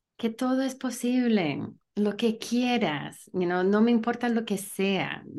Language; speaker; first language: Spanish; early bilingual, heritage; Spanish